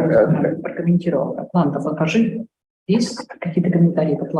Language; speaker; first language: Russian; native; Russian